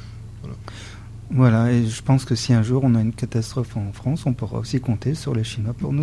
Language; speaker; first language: French; native; French